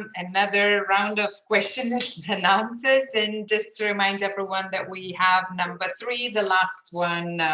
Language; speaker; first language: English; non-native, fluent; Lithuanian